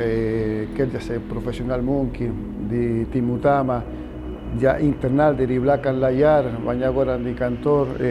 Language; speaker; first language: Indonesian; non-native, fluent; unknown